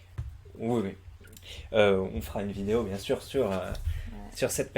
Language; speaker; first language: French; native; French